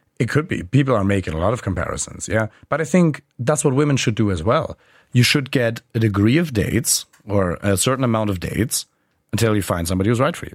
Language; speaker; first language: English; non-native, fluent; German